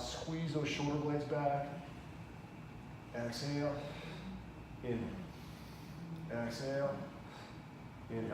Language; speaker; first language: English; native; English